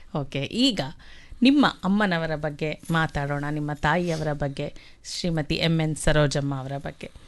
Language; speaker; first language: Kannada; native; Kannada